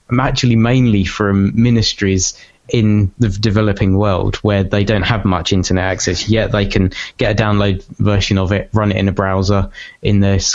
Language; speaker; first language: English; native; English